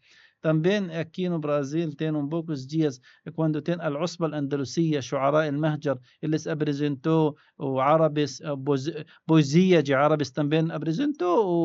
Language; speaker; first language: Portuguese; non-native, learner; Arabic